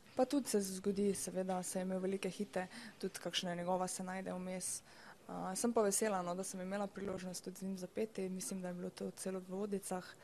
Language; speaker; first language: Slovenian; native; Slovenian